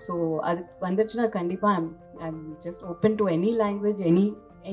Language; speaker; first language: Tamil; non-native, fluent; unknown